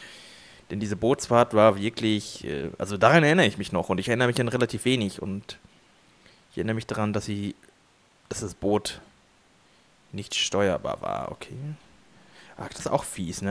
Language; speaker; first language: German; native; German